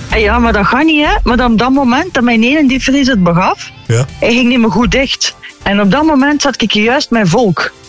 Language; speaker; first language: Dutch; native; Dutch